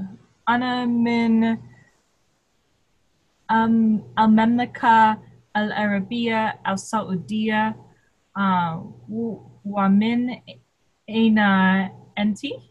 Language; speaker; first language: Arabic; non-native, learner; English